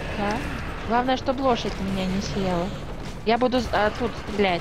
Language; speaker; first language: Russian; native; Russian